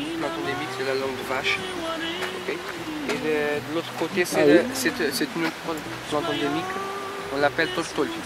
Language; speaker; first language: French; non-native, fluent; Kabuverdianu